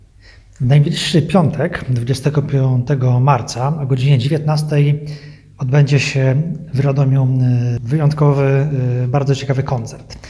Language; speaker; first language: Polish; native; Polish